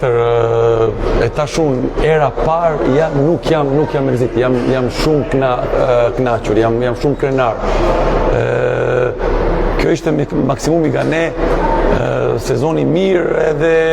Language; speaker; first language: Albanian; non-native, learner; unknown